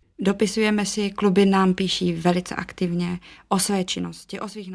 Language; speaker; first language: Czech; native; Czech